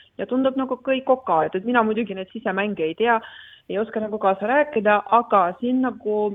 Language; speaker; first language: Estonian; non-native, local second language; Russian